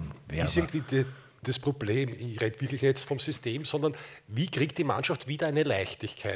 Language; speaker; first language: German; native; German